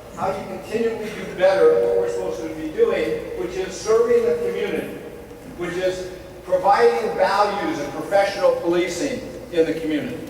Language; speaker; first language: English; native; English